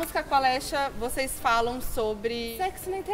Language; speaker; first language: Portuguese; native; Portuguese